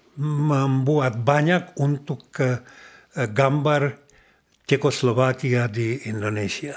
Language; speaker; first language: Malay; non-native, learner; Czech